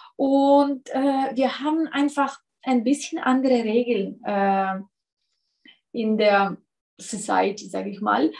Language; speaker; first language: German; non-native, fluent; Russian